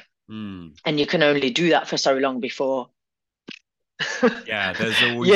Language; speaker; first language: English; early bilingual, other home language; Arabic